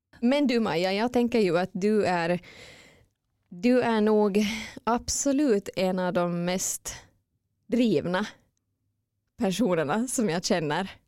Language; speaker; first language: Swedish; native; Swedish